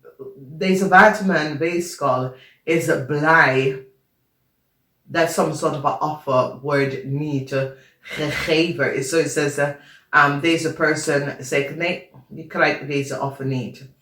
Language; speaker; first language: Dutch; non-native, learner; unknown